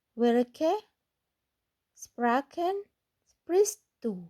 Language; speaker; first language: German; non-native, fluent; Thai